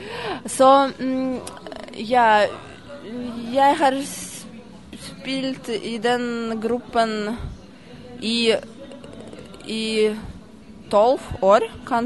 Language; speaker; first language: Norwegian; non-native, learner; Russian